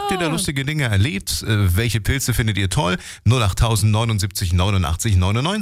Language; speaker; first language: German; native; German